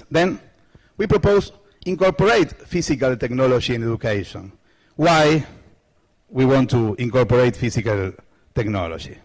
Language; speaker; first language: English; non-native, learner; Spanish